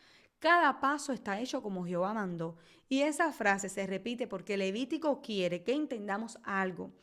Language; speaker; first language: Spanish; native; Spanish